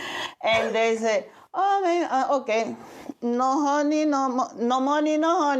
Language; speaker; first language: English; non-native, learner; Spanish